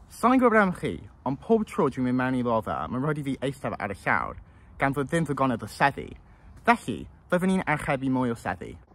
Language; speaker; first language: Welsh; non-native, local second language; English